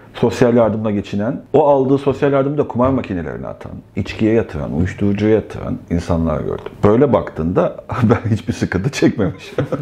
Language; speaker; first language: Turkish; native; Turkish